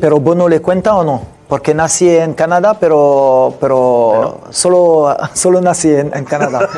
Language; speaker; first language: Spanish; non-native, fluent; French